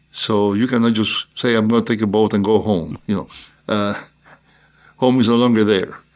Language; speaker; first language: English; non-native, fluent; Spanish